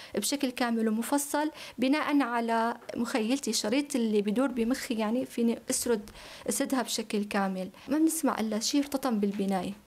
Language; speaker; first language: Arabic; native; Arabic